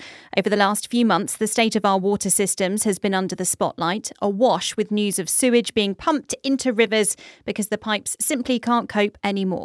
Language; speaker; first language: English; native; English